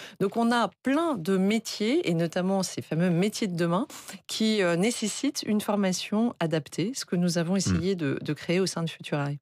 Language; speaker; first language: French; native; French